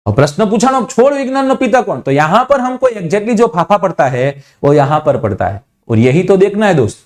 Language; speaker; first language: Hindi; non-native, local second language; Gujarati